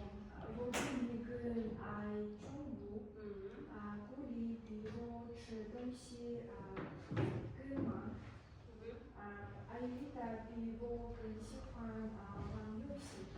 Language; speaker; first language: Chinese; non-native, learner; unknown